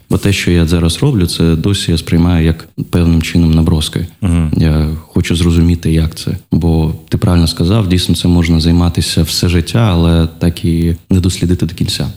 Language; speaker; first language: Ukrainian; non-native, local second language; Russian